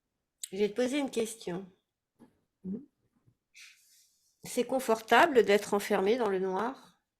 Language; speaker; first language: French; native; French